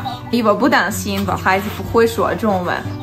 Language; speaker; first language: Chinese; non-native, fluent; Russian